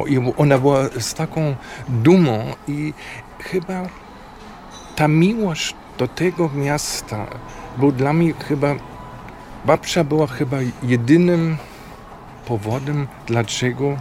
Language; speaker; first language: Polish; non-native, fluent; German